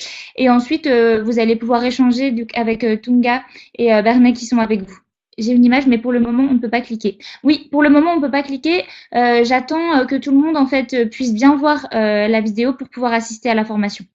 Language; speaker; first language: French; native; French